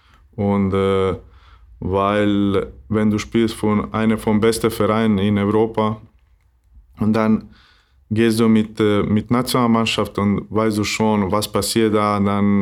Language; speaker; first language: German; non-native, learner; Bosnian